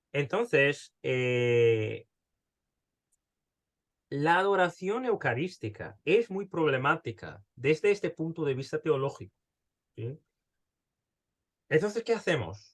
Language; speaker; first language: Spanish; early bilingual, heritage; Spanish